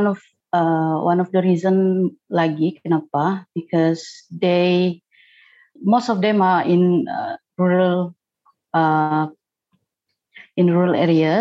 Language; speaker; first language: English; non-native, local second language; Malay